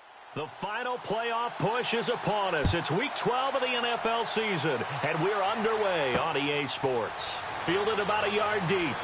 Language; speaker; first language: English; native; English